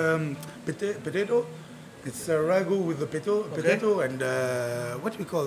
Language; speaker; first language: English; non-native, fluent; Arabic